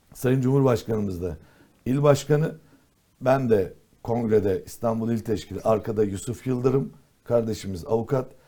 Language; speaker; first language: Turkish; non-native, local second language; Kurdish